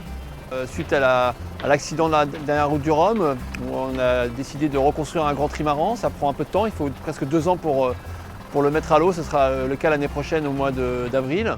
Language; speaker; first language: French; native; French